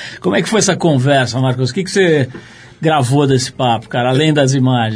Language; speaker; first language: Portuguese; native; Portuguese